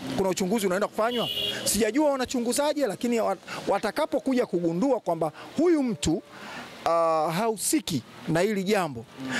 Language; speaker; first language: Swahili; native; Swahili